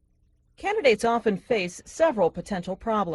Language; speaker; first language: English; native; English